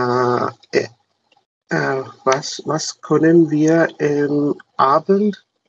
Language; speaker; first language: German; non-native, learner; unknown